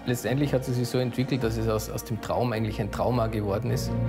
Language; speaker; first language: German; native; German